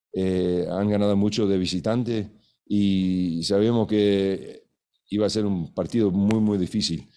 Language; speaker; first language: Spanish; early bilingual, heritage; Spanish